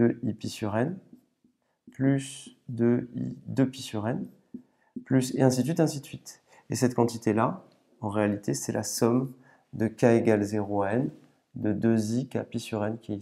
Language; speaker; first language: French; native; French